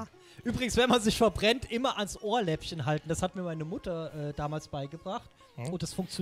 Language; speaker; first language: German; native; German